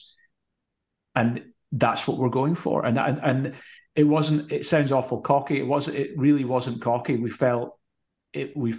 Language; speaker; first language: English; native; English